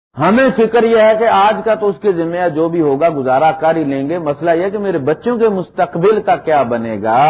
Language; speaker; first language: Urdu; non-native, local second language; Punjabi